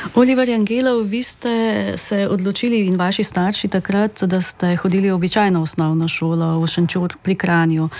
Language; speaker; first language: Slovenian; native; Slovenian